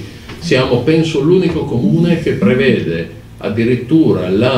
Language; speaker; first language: Italian; native; Italian